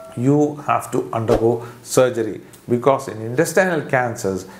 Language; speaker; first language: English; non-native, local second language; Malayalam